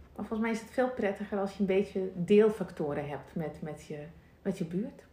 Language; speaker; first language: Dutch; non-native, fluent; Russian